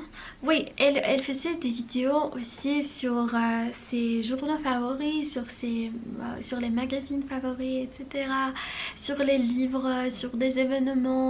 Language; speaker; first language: French; non-native, fluent; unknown